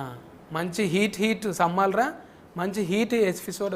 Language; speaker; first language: Telugu; native; Telugu